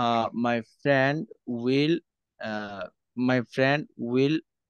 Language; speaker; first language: English; non-native, learner; Bangla